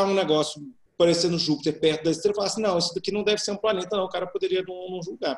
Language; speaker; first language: Portuguese; native; Portuguese